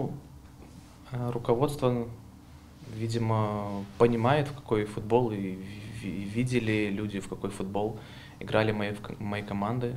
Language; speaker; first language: Russian; native; Russian